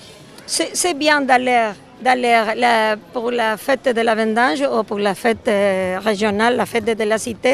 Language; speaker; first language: French; non-native, local second language; Basque